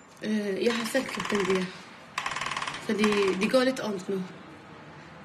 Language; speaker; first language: Danish; non-native, learner; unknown